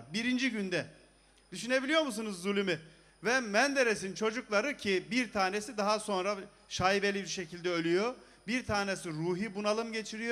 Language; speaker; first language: Turkish; native; Turkish